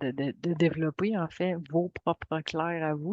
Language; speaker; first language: French; native; French